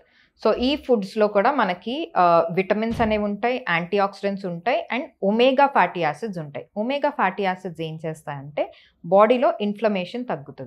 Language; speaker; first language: Telugu; native; Telugu